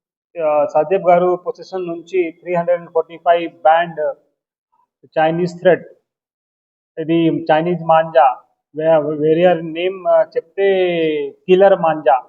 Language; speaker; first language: Telugu; non-native, local second language; Urdu